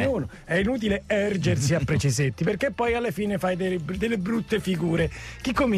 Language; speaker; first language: Italian; native; Italian